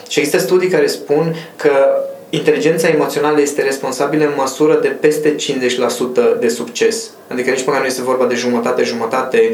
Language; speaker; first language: Romanian; non-native, local second language; Hungarian